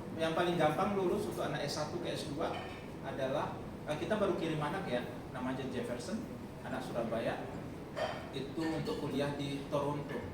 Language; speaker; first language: Indonesian; non-native, local second language; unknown